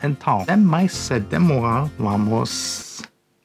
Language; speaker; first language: Portuguese; non-native, fluent; Spanish